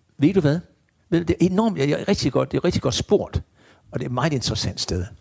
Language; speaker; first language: Danish; native; Danish